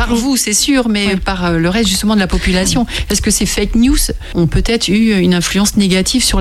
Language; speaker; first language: French; native; French